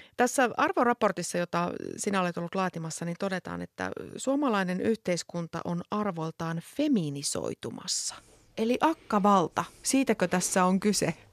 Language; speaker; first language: Finnish; native; Finnish